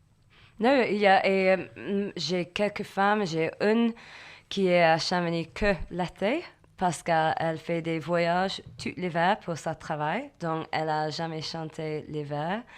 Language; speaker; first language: French; non-native, fluent; English